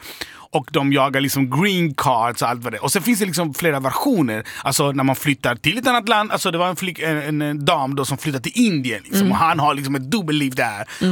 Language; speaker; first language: Swedish; native; Swedish